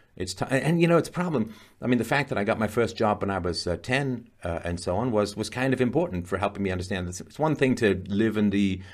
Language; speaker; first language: English; native; English